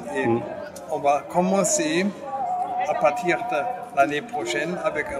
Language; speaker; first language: French; non-native, fluent; German